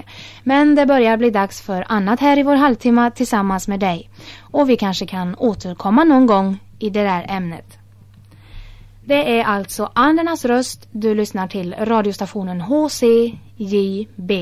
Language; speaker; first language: Swedish; native; Swedish